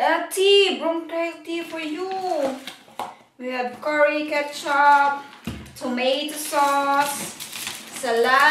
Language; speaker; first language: English; non-native, learner; Filipino